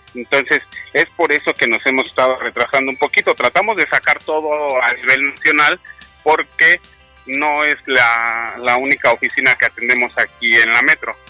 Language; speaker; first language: Spanish; native; Spanish